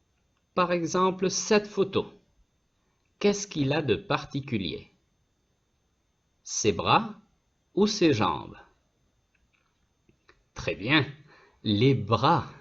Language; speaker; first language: French; non-native, fluent; Spanish